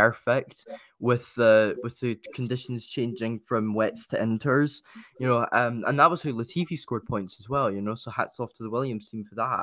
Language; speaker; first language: English; native; English